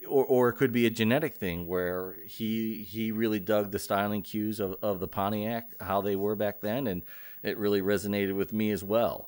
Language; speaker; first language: English; native; English